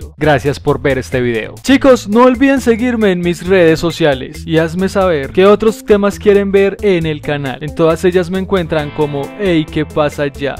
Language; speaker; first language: Spanish; native; Spanish